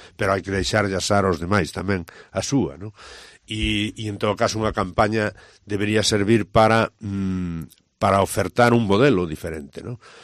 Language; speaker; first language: Galician; native; Galician